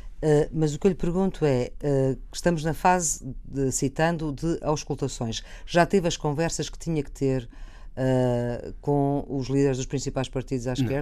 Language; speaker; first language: Portuguese; native; Portuguese